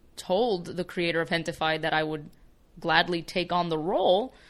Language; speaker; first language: English; early bilingual, other home language; Spanish